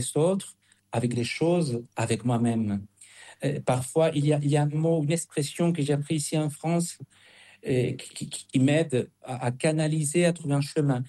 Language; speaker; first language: French; non-native, fluent; Spanish